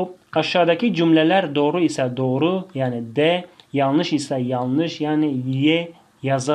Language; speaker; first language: Turkish; non-native, fluent; Tajik